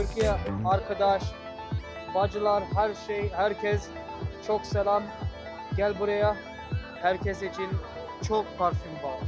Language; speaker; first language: Turkish; non-native, learner; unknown